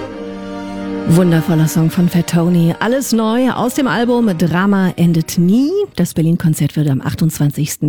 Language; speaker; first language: German; native; German